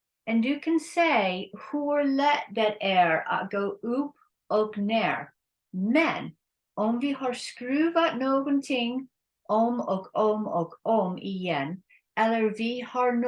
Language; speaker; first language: Swedish; non-native, learner; English